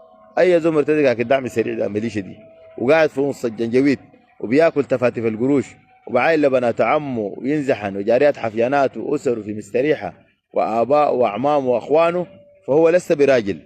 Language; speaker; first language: Arabic; native; Arabic